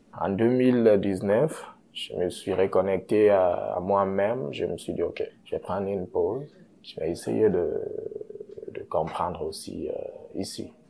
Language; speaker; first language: French; non-native, local second language; Susu